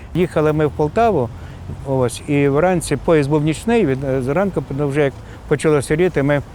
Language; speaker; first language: Ukrainian; native; Ukrainian